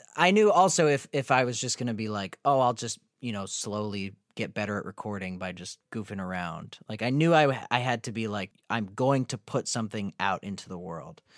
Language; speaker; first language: English; native; English